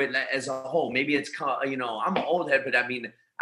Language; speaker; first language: English; native; English